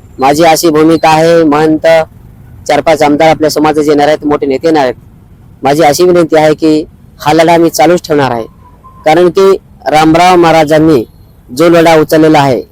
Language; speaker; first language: Marathi; non-native, local second language; Lambadi